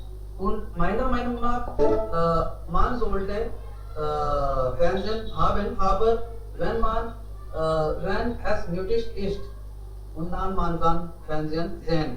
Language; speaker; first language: German; non-native, learner; Hindi